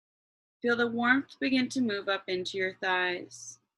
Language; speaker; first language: English; native; English